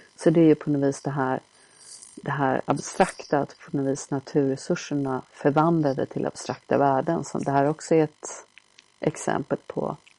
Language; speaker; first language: Swedish; native; Swedish